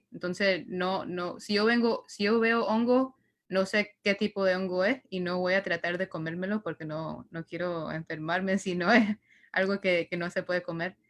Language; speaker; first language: Spanish; early bilingual, heritage; Spanish